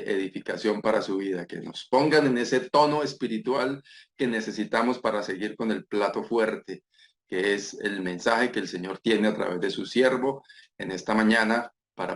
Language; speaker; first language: Spanish; native; Spanish